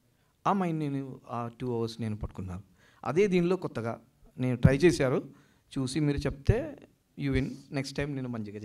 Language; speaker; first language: Telugu; non-native, learner; Malayalam